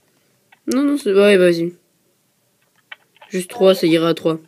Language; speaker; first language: French; native; French